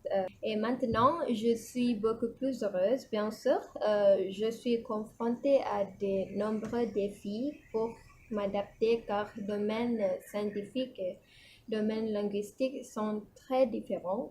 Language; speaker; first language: French; non-native, learner; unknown